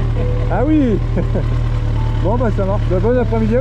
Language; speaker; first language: French; native; French